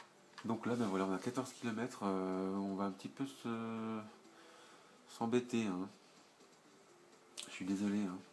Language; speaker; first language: French; native; French